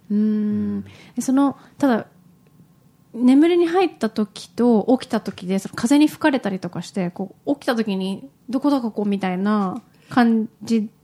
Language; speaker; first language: Japanese; early bilingual, heritage; Japanese